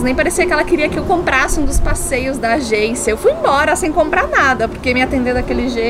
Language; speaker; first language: Portuguese; native; Portuguese